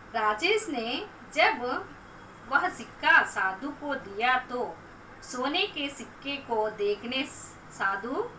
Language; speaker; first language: Hindi; non-native, local second language; Telugu